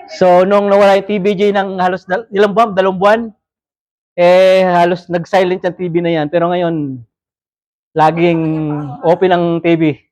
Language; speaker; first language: Filipino; native; Filipino